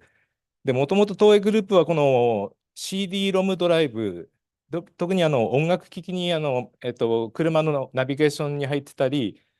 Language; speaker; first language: Japanese; native; Japanese